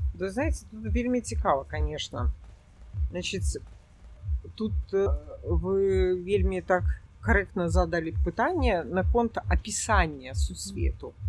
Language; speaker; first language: Belarusian; native; Belarusian